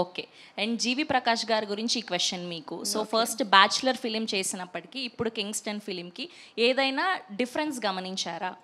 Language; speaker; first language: Telugu; native; Telugu